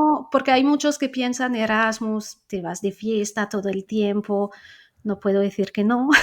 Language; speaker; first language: Spanish; non-native, fluent; French